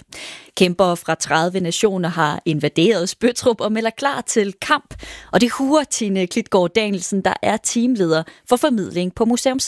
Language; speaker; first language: Danish; native; Danish